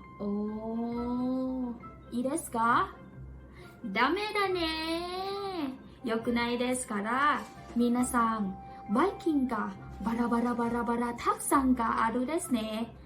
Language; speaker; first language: Japanese; non-native, learner; Thai